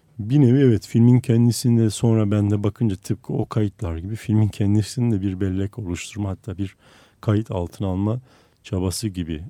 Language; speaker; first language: Turkish; non-native, local second language; Armenian